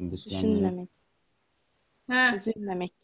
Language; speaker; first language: Turkish; non-native, learner; Arabic